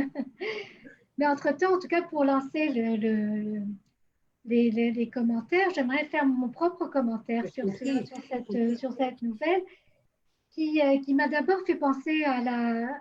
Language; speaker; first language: French; native; French